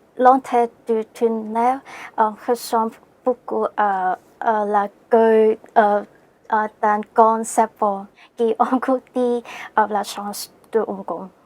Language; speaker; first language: French; non-native, learner; Cantonese